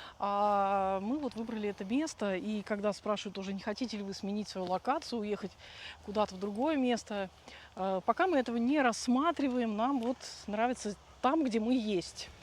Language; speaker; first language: Russian; native; Russian